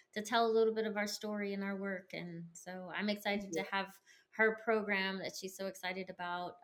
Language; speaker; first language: English; native; English